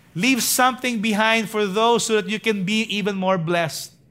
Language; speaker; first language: English; non-native, local second language; Filipino